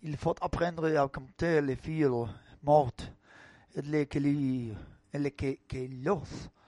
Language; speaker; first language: French; non-native, learner; Spanish